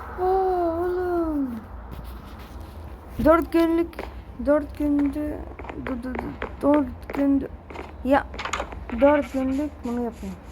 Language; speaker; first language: Turkish; early bilingual, other home language; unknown